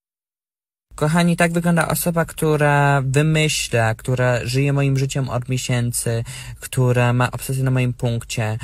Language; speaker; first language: Polish; native; Polish